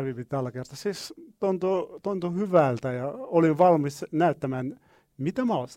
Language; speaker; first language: Finnish; non-native, learner; Arabic